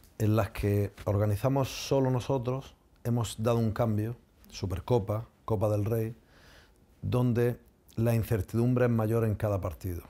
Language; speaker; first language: Spanish; native; Spanish